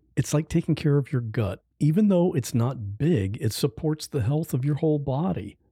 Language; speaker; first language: English; native; English